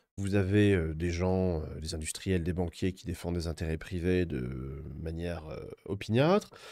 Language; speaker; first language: French; native; French